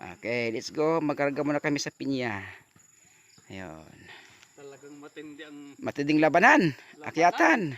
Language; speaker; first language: Filipino; native; Filipino